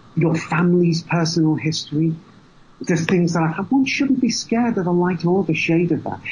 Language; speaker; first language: English; native; English